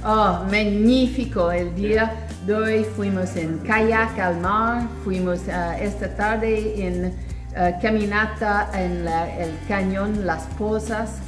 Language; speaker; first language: Spanish; non-native, learner; French